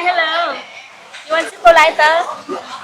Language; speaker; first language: English; non-native, learner; Vietnamese